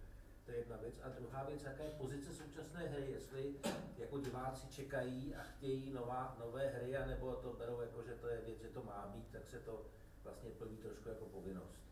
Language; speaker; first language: Czech; native; Czech